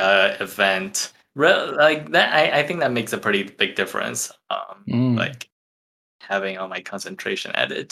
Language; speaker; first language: English; non-native, fluent; Chinese